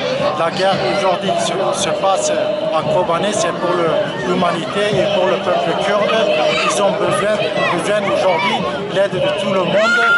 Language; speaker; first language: French; non-native, learner; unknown